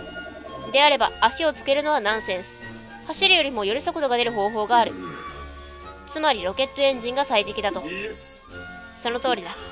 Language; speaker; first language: Japanese; native; Japanese